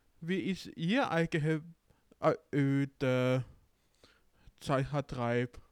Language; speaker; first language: German; non-native, learner; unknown